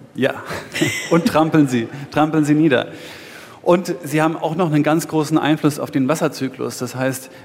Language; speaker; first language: German; native; German